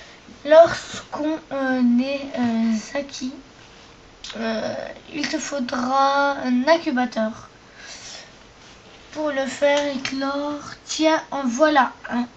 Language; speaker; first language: French; native; French